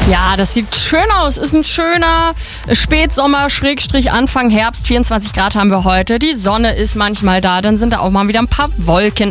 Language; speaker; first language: German; native; German